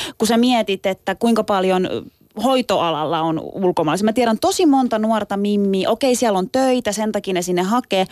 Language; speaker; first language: Finnish; early bilingual, other home language; Turkish